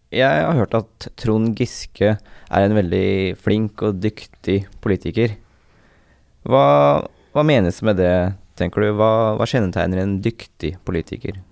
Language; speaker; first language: Norwegian; native; Norwegian